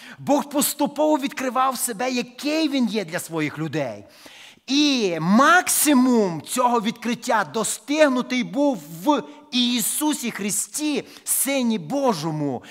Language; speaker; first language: Ukrainian; native; Ukrainian